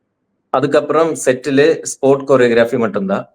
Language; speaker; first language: Tamil; non-native, learner; Malayalam